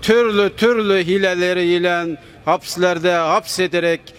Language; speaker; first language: Turkish; non-native, fluent; Uyghur